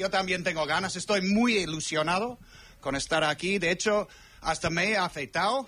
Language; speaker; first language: Spanish; non-native, fluent; English